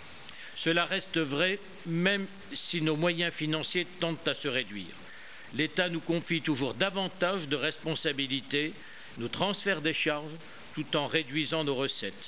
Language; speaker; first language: French; native; French